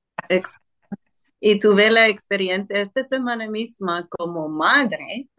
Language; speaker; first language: Spanish; non-native, fluent; English